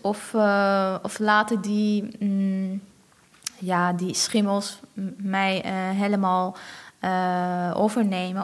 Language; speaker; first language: Dutch; non-native, fluent; Persian